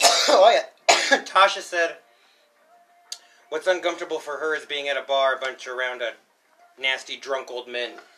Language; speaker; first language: English; early bilingual, other home language; Spanish